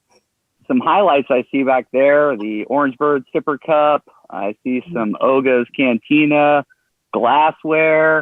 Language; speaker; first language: English; native; English